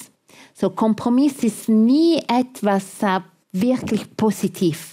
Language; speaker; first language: German; non-native, fluent; Italian